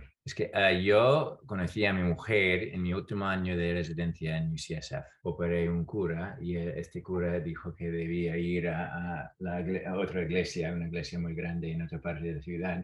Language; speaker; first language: Spanish; non-native, fluent; English